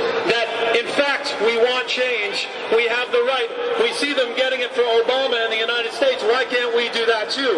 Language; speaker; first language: English; early bilingual, other home language; Persian